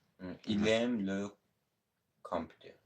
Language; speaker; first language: French; non-native, learner; Azerbaijani